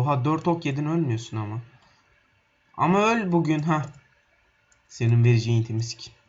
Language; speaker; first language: Turkish; native; Turkish